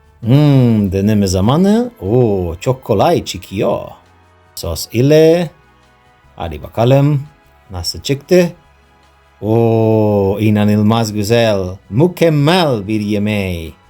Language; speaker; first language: Turkish; non-native, learner; Spanish